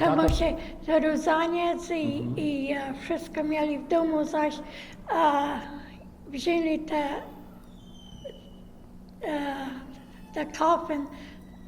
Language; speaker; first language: Polish; early bilingual, heritage; Polish